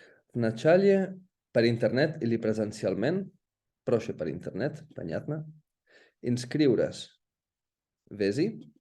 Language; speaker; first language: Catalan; non-native, fluent; Russian